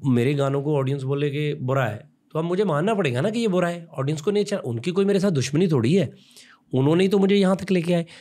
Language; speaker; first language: Hindi; non-native, local second language; Punjabi